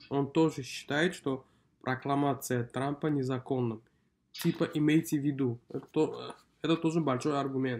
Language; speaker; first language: Russian; non-native, local second language; Uzbek